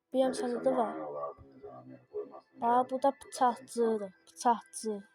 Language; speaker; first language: Turkish; non-native, learner; Azerbaijani